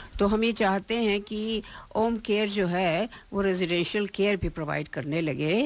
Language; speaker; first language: Hindi; native; Hindi